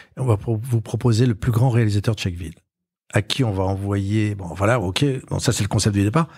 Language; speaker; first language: French; native; French